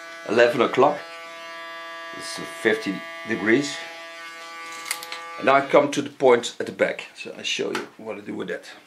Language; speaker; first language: English; non-native, fluent; Dutch